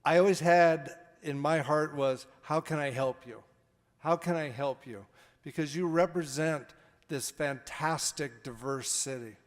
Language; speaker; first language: English; native; English